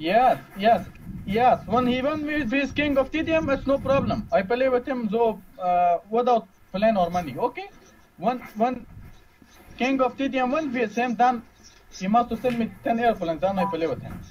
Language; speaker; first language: English; non-native, learner; Uzbek